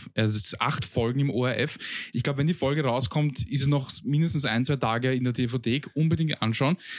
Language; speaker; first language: German; early bilingual, other home language; Bosnian